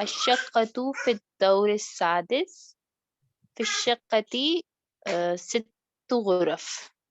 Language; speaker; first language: Arabic; non-native, learner; Urdu